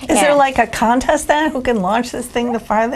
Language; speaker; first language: English; native; English